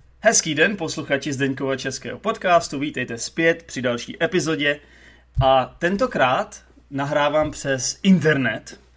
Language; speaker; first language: Czech; native; Czech